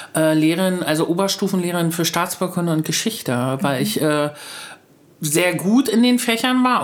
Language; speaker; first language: German; native; German